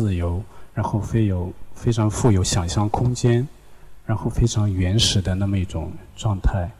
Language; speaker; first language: Chinese; non-native, local second language; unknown